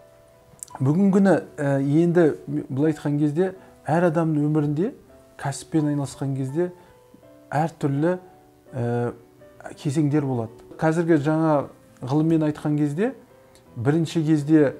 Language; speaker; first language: Kazakh; native; Kazakh